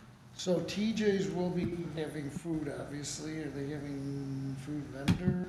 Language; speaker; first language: English; native; English